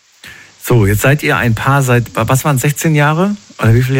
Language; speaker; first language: German; native; German